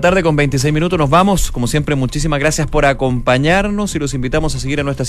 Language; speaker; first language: Spanish; native; Spanish